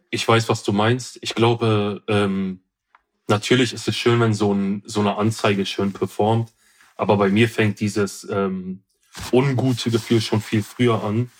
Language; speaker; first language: German; early bilingual, other home language; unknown